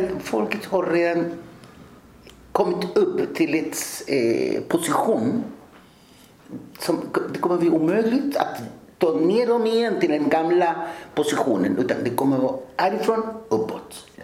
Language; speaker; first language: Swedish; early bilingual, other home language; Spanish